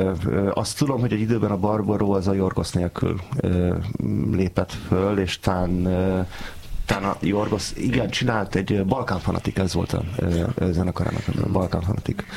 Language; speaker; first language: Hungarian; native; Hungarian